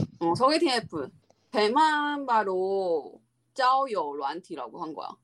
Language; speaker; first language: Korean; non-native, learner; Chinese